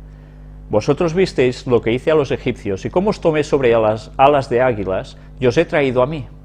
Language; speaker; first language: Spanish; native; Spanish